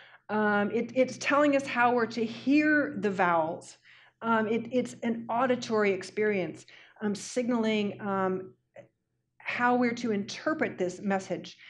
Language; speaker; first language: English; native; English